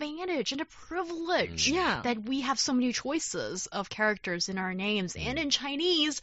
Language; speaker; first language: English; non-native, fluent; Chinese